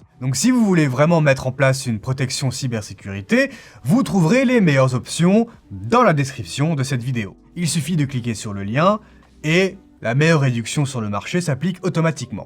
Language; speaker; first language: French; native; French